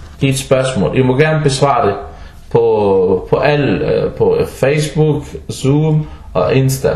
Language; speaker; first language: Danish; non-native, fluent; Arabic